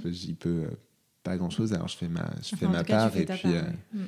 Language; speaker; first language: French; native; French